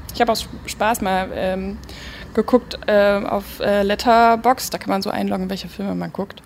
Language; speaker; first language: German; native; German